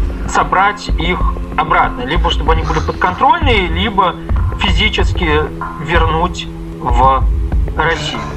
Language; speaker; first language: Russian; native; Russian